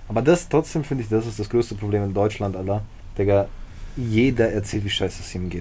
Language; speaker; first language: German; early bilingual, other home language; Russian